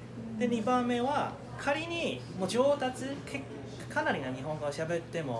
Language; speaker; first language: Japanese; non-native, fluent; Chinese